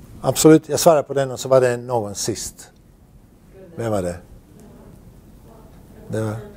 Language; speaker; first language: Swedish; non-native, fluent; Bosnian